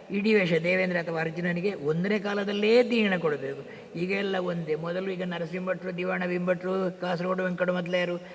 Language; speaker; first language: Kannada; non-native, local second language; Tulu